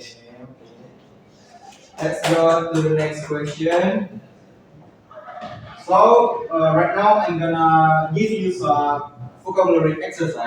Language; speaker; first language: English; non-native, fluent; Indonesian